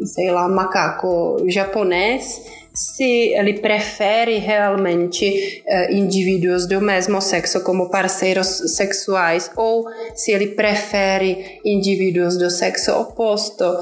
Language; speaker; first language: Portuguese; non-native, fluent; Czech